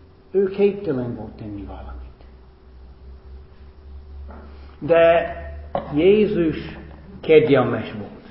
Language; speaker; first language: Hungarian; non-native, fluent; English